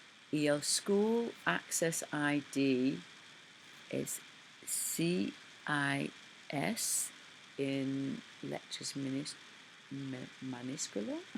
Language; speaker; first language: Spanish; non-native, learner; English